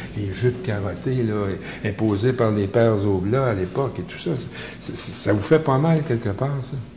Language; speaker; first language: French; native; French